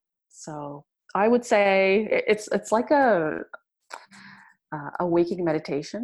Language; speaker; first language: English; native; English